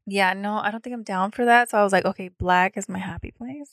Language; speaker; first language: English; early bilingual, other home language; Spanish